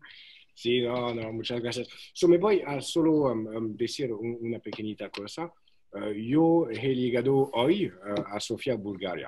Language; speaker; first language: Spanish; non-native, fluent; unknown